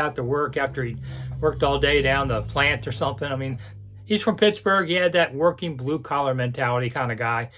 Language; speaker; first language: English; native; English